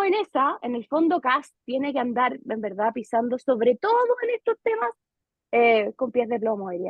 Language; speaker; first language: Spanish; native; Spanish